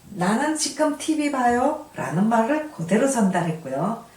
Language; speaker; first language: Korean; native; Korean